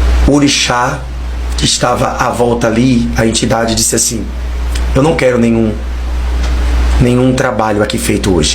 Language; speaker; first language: Portuguese; native; Portuguese